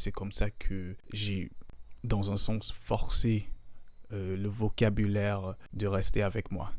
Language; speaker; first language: French; non-native, fluent; English